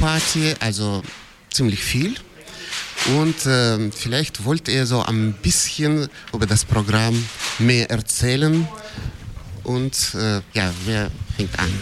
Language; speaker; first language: German; non-native, fluent; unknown